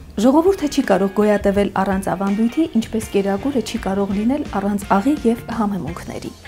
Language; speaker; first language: Armenian; native; Armenian